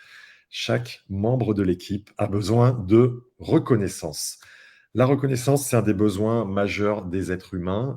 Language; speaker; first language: French; native; French